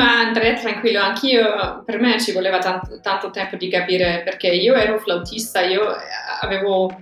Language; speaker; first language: Italian; non-native, fluent; German